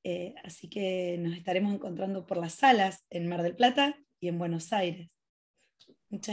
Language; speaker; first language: Spanish; native; Spanish